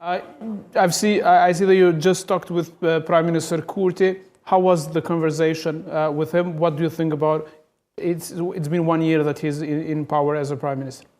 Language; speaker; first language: English; non-native, fluent; Albanian